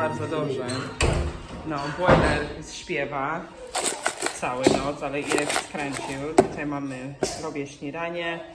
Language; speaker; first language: Polish; non-native, fluent; English